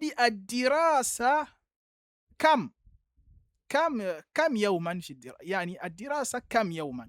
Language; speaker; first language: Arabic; non-native, fluent; French